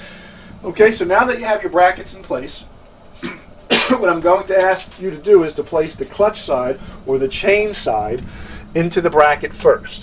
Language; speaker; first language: English; native; English